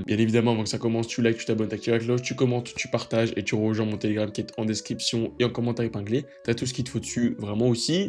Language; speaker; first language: French; native; French